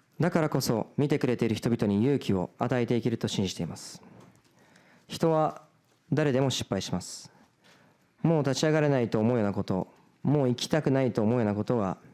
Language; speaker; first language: Japanese; early bilingual, other home language; Portuguese